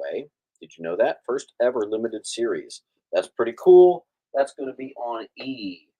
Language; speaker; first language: English; native; English